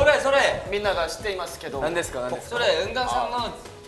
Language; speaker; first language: Japanese; non-native, fluent; Korean